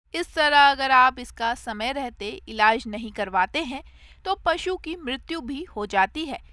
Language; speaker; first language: Hindi; native; Hindi